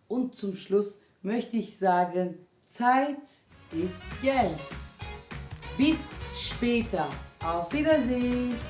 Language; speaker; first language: German; non-native, fluent; Turkish